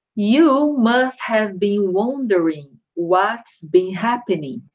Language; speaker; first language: English; non-native, fluent; Portuguese